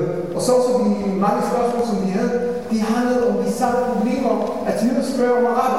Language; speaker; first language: Danish; non-native, fluent; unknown